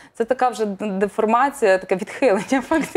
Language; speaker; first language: Ukrainian; native; Ukrainian